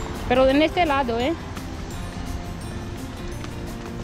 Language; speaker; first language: Spanish; non-native, learner; Filipino